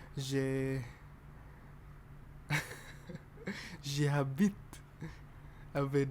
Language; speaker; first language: French; non-native, learner; English